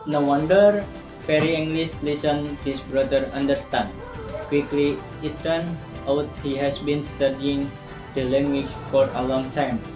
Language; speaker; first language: English; non-native, learner; Indonesian